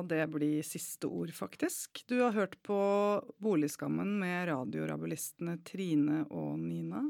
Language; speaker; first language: Norwegian; native; Norwegian